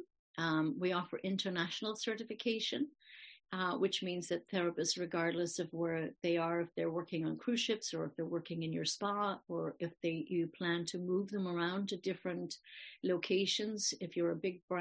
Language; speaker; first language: English; native; English